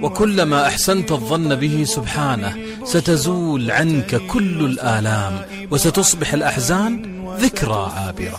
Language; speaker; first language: Arabic; native; Arabic